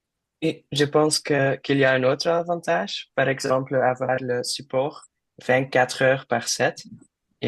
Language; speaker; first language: French; non-native, learner; Dutch